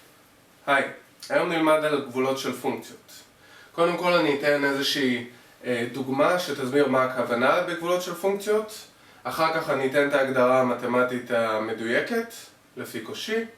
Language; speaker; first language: Hebrew; native; Hebrew